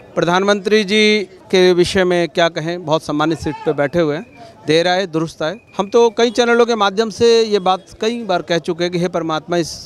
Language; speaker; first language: Hindi; native; Hindi